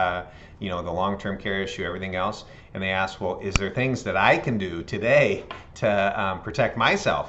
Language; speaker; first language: English; native; English